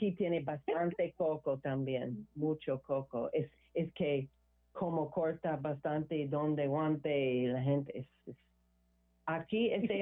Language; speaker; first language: Spanish; non-native, learner; English